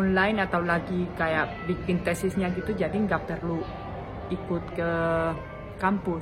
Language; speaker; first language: Indonesian; non-native, fluent; Spanish